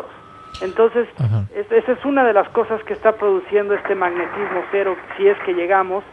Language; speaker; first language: Spanish; native; Spanish